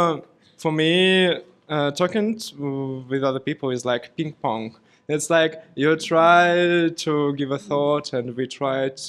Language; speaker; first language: English; non-native, fluent; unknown